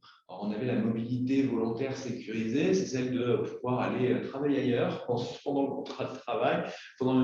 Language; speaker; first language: French; native; French